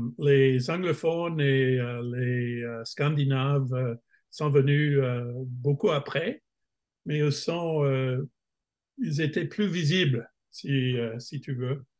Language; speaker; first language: French; non-native, fluent; English